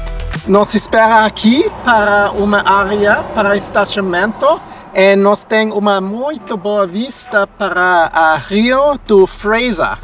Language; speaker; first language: Portuguese; non-native, learner; English